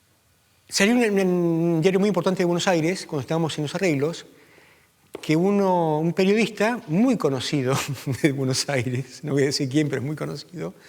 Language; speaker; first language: Spanish; native; Spanish